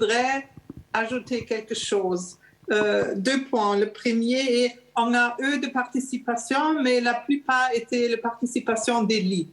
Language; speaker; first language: French; non-native, learner; German